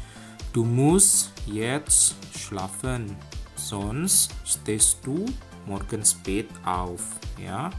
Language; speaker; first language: German; non-native, fluent; Indonesian